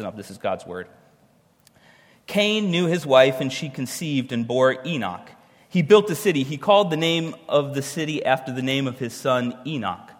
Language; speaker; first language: English; native; English